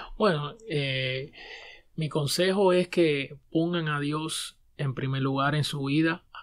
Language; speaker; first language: Spanish; native; Spanish